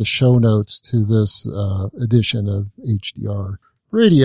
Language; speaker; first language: English; native; English